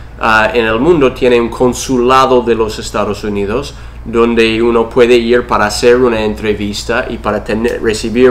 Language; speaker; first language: Spanish; non-native, fluent; English